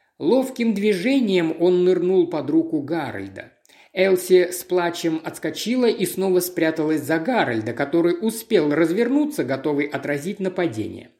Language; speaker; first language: Russian; native; Russian